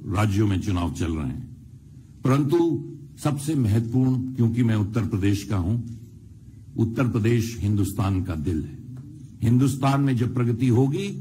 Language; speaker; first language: Hindi; native; Hindi